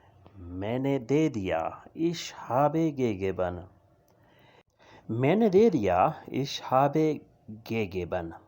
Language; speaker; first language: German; non-native, fluent; Urdu